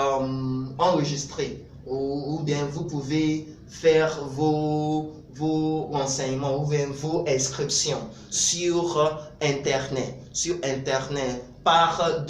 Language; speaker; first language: French; non-native, fluent; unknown